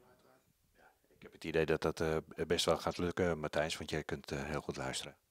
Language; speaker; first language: Dutch; native; Dutch